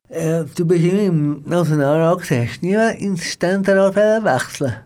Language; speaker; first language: German; native; German